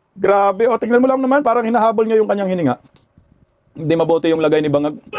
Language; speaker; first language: Filipino; non-native, local second language; Cebuano